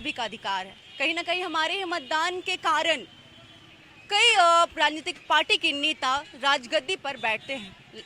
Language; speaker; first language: Hindi; native; Hindi